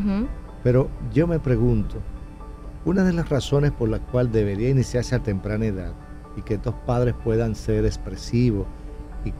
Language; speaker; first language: Spanish; native; Spanish